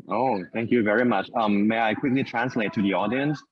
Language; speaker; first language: English; non-native, fluent; Thai